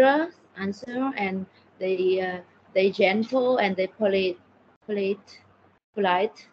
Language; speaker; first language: English; non-native, learner; Thai